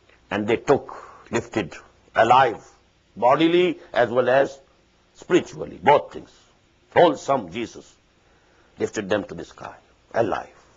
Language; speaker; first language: English; non-native, local second language; Urdu